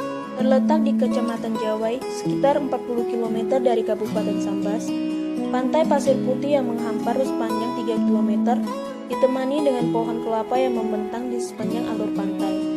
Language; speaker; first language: Indonesian; native; Indonesian